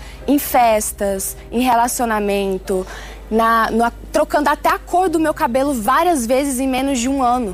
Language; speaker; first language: Portuguese; early bilingual, other home language; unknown